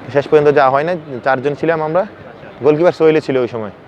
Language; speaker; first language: Bangla; native; Bangla